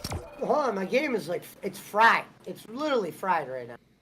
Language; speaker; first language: English; native; English